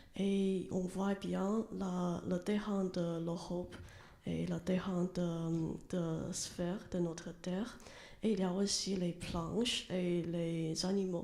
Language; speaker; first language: French; non-native, learner; Chinese